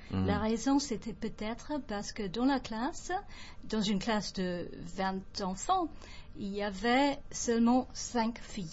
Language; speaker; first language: French; non-native, fluent; English